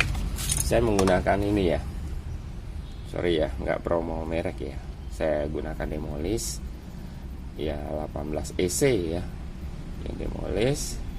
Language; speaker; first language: Indonesian; native; Indonesian